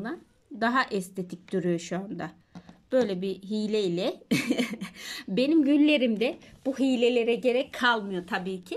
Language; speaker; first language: Turkish; native; Turkish